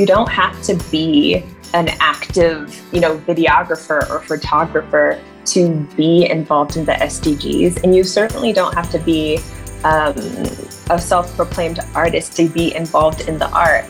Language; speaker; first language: English; native; English